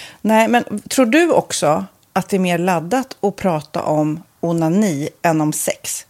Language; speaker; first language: Swedish; native; Swedish